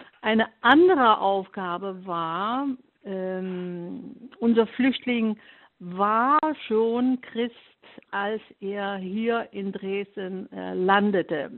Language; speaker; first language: German; non-native, fluent; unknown